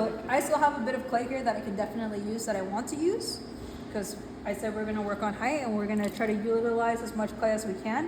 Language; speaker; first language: English; native; English